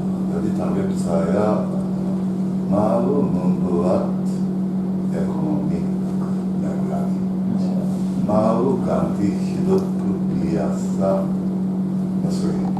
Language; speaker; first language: Indonesian; non-native, learner; Japanese